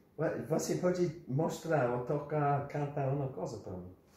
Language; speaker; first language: Portuguese; non-native, learner; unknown